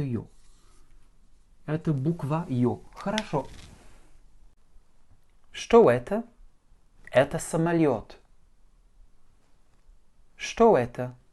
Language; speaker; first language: Russian; non-native, fluent; French